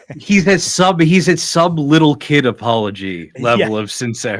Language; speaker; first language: English; native; English